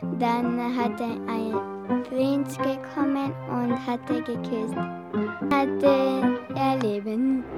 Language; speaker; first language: German; non-native, local second language; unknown